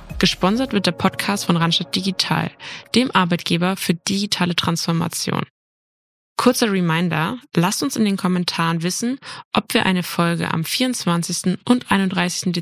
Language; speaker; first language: German; native; German